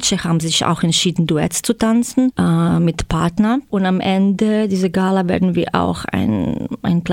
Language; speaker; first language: German; non-native, fluent; Croatian